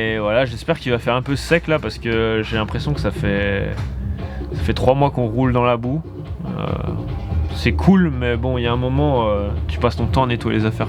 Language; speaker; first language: French; native; French